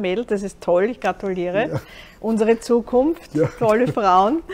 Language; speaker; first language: German; native; German